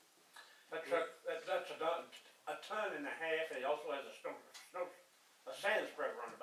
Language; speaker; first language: English; native; English